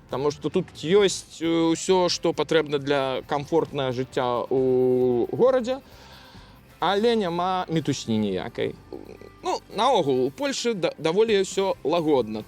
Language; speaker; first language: Belarusian; non-native, local second language; Russian